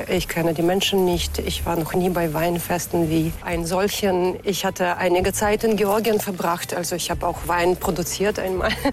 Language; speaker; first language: German; non-native, fluent; Russian